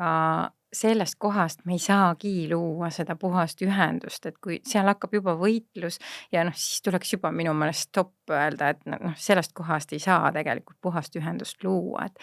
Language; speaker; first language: Estonian; native; Estonian